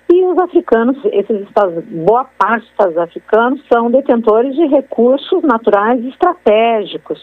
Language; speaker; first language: Portuguese; native; Portuguese